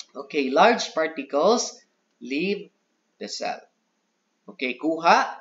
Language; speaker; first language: English; non-native, local second language; Cebuano